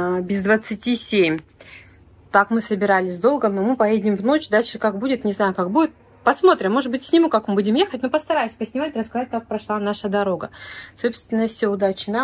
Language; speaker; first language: Russian; native; Russian